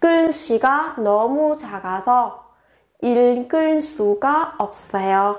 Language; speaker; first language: Korean; non-native, fluent; Vietnamese